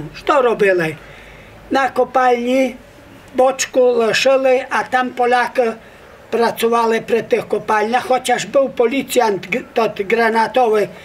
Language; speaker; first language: Polish; non-native, local second language; Rusyn